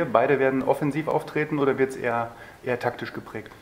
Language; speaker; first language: German; native; German